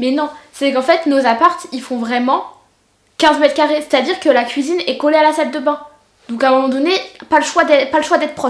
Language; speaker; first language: French; native; French